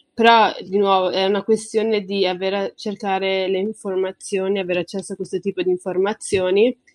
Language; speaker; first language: Italian; early bilingual, other home language; Tigrinya